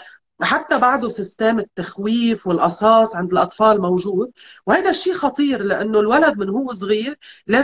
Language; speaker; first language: Arabic; native; Arabic